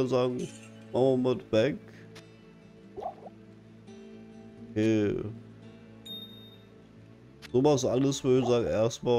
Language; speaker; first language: German; native; German